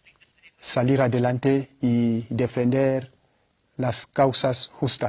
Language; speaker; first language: Spanish; non-native, fluent; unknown